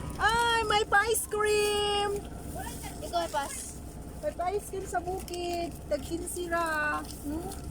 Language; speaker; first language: Filipino; non-native, local second language; Cebuano